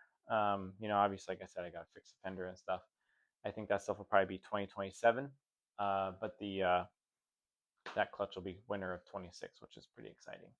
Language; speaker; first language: English; native; English